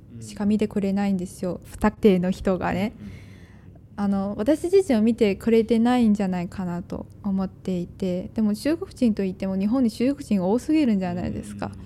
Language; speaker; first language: Japanese; non-native, fluent; Chinese